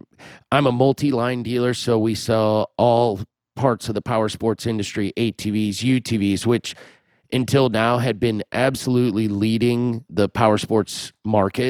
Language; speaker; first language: English; native; English